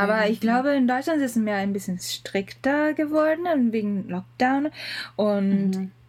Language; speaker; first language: German; non-native, learner; Japanese